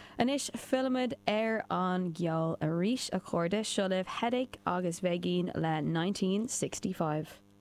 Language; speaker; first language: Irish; non-native, local second language; English